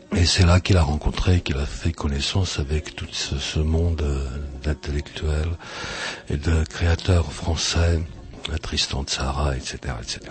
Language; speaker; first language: French; early bilingual, other home language; Czech